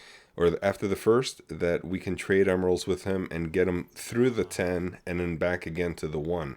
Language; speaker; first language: English; native; English